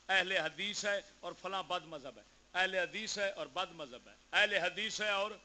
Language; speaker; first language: Urdu; native; Urdu